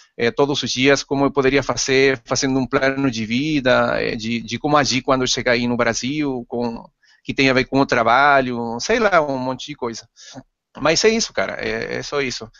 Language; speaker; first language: Portuguese; non-native, fluent; Spanish